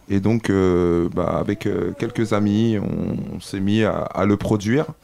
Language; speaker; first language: French; native; French